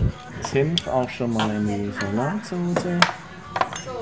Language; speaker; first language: German; native; German